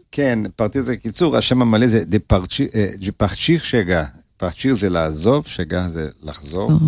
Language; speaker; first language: Hebrew; non-native, fluent; Portuguese